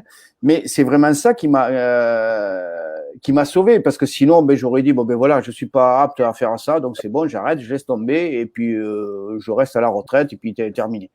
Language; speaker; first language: French; native; French